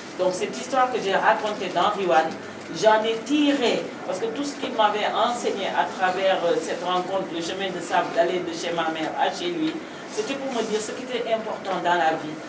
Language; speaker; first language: French; non-native, local second language; Wolof